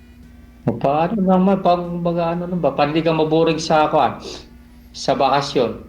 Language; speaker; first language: Filipino; non-native, local second language; Cebuano